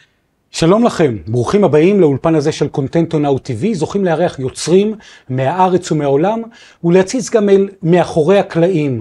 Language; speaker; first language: Hebrew; native; Hebrew